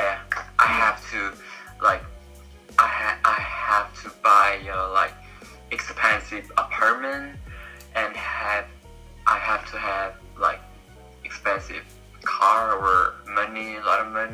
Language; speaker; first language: English; non-native, learner; Korean